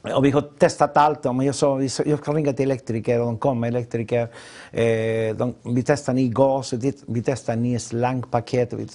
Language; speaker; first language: Swedish; non-native, fluent; Spanish